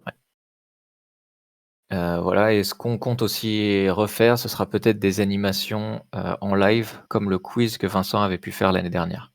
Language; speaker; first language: French; native; French